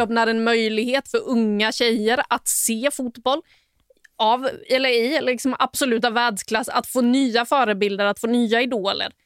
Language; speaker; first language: Swedish; native; Swedish